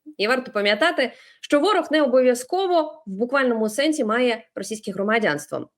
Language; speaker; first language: Ukrainian; non-native, local second language; Russian